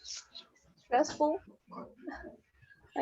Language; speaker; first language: English; non-native, learner; Spanish